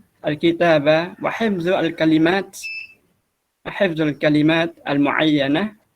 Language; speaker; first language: Arabic; non-native, fluent; Malay